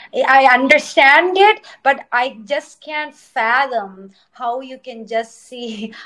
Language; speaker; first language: English; non-native, local second language; Telugu